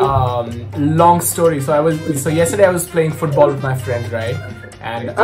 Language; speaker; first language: English; non-native, local second language; Marathi